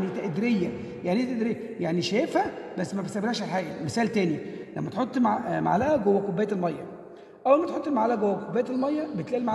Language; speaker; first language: Arabic; native; Arabic